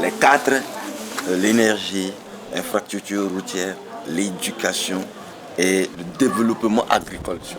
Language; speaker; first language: French; non-native, local second language; Sango